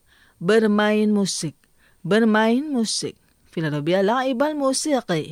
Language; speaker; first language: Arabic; non-native, learner; Indonesian